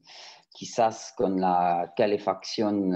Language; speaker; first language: Spanish; non-native, fluent; French